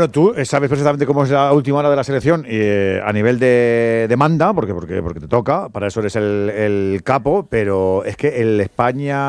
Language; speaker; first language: Spanish; native; Spanish